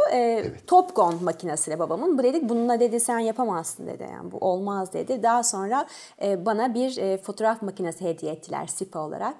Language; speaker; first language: Turkish; early bilingual, other home language; French